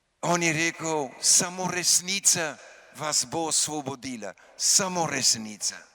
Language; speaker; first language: Slovenian; early bilingual, heritage; Slovenian